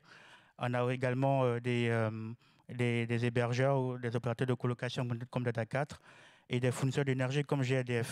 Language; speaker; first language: French; native; French